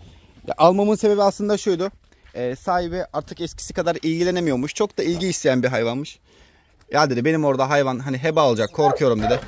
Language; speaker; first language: Turkish; native; Turkish